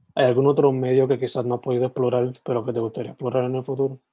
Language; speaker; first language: Spanish; native; Spanish